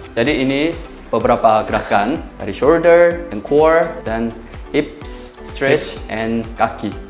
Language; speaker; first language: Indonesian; non-native, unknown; Korean